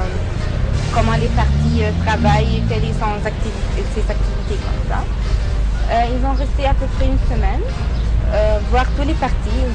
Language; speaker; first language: French; non-native, fluent; Arabic